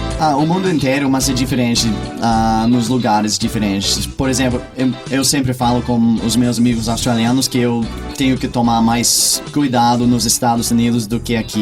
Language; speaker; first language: Portuguese; non-native, fluent; English